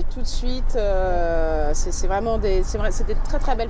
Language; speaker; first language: French; native; French